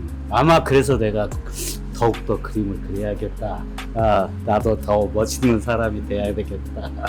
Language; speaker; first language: Korean; native; Korean